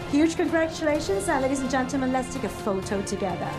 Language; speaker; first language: English; non-native, local second language; Cantonese